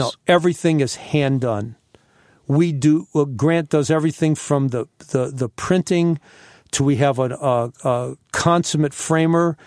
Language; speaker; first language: English; native; English